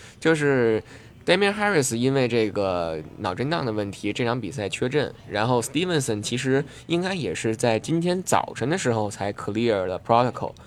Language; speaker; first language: Chinese; native; Chinese